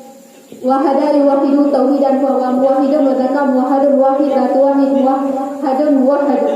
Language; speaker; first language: Arabic; non-native, learner; Indonesian